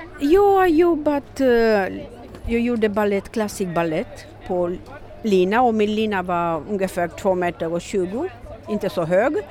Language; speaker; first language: Swedish; non-native, fluent; Romanian